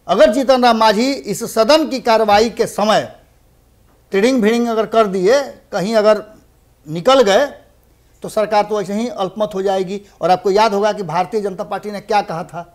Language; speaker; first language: Hindi; native; Hindi